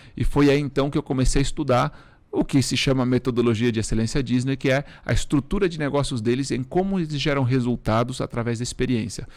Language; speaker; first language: Portuguese; early bilingual, other home language; Spanish